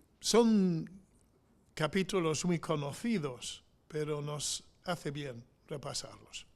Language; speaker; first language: Spanish; non-native, fluent; English